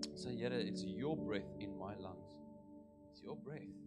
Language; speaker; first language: English; non-native, local second language; Afrikaans